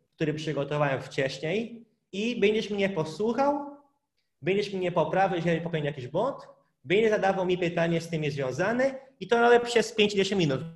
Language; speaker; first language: Polish; non-native, fluent; Portuguese